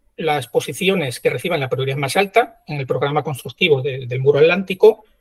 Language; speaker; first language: Spanish; native; Spanish